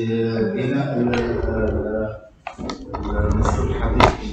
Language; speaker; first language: Arabic; non-native, fluent; Armenian